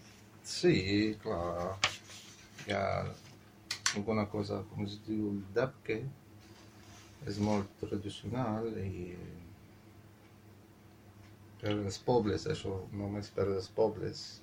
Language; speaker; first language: Catalan; non-native, fluent; Arabic